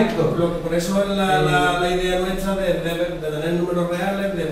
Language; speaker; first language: Spanish; native; Spanish